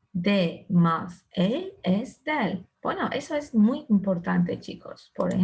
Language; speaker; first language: Spanish; non-native, fluent; Turkish